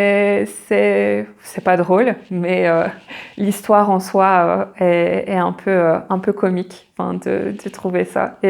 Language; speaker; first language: French; native; French